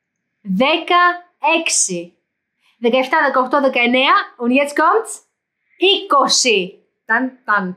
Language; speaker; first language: German; non-native, fluent; Greek